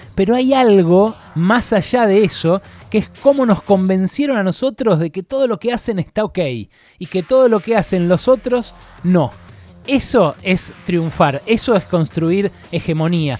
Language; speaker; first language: Spanish; native; Spanish